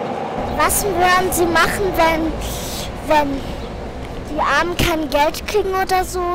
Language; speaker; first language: German; non-native, local second language; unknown